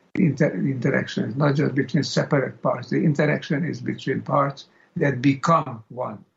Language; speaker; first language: English; non-native, fluent; Hungarian